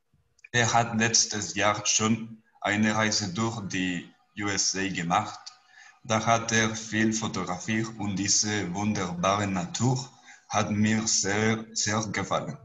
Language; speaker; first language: German; non-native, learner; Spanish